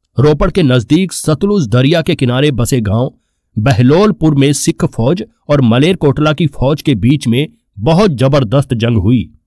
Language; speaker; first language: Hindi; non-native, local second language; Punjabi